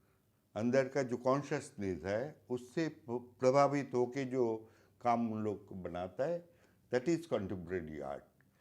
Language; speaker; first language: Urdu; non-native, local second language; Bangla